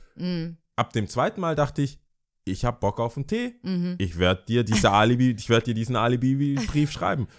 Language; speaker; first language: German; native; German